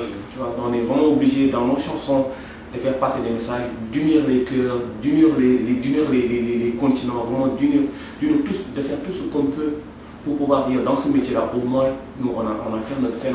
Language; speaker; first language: French; non-native, local second language; Wolof